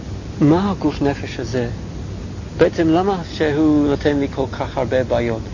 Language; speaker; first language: Hebrew; non-native, fluent; English